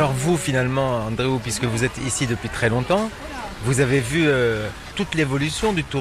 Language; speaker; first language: French; native; French